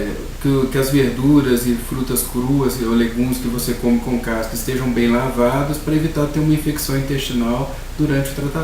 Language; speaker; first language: Portuguese; native; Portuguese